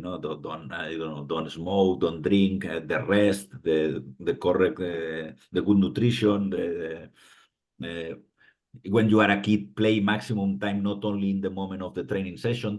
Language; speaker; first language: English; non-native, fluent; Spanish